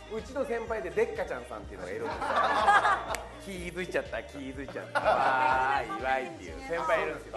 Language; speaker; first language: Japanese; native; Japanese